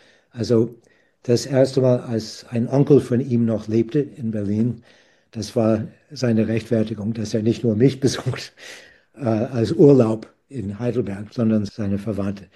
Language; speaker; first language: German; non-native, fluent; English